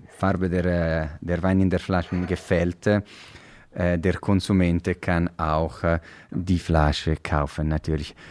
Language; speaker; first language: German; non-native, local second language; Italian